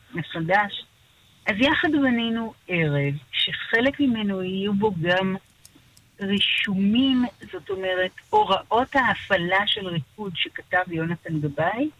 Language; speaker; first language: Hebrew; native; Hebrew